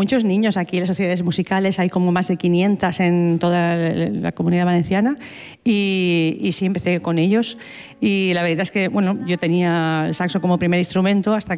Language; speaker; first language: Spanish; native; Spanish